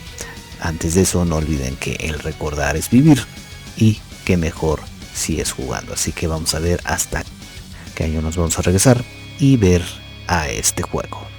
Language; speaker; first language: Spanish; native; Spanish